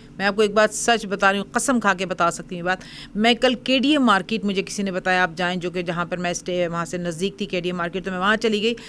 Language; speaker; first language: Urdu; native; Urdu